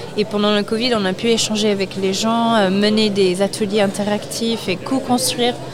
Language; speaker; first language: French; non-native, fluent; English